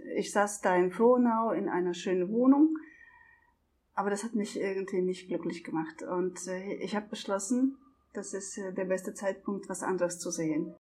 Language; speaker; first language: German; non-native, fluent; Russian